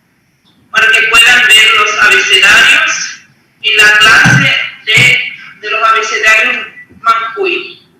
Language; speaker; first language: Spanish; non-native, local second language; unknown